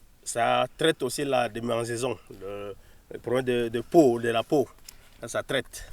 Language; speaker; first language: French; non-native, local second language; Fula